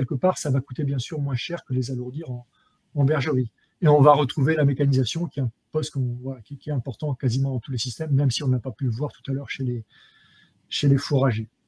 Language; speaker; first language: French; native; French